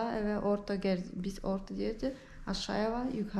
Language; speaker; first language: Turkish; non-native, learner; Yakut